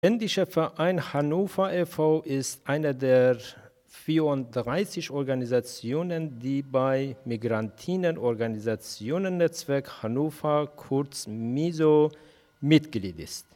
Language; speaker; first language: German; non-native, fluent; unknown